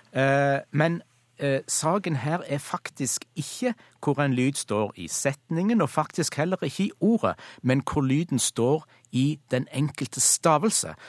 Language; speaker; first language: Norwegian; native; Norwegian